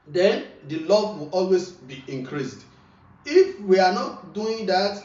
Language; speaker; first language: English; non-native, local second language; Yoruba